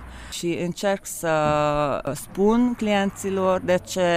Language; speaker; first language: Romanian; non-native, local second language; Hungarian